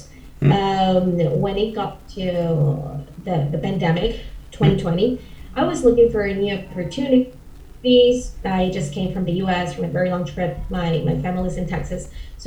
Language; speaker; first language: English; non-native, fluent; Spanish